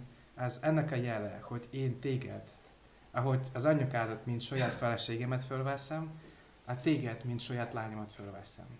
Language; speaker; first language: Hungarian; non-native, learner; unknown